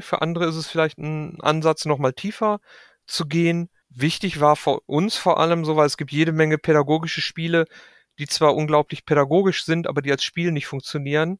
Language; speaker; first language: German; native; German